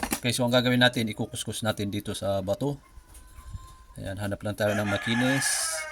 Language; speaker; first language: Filipino; native; Filipino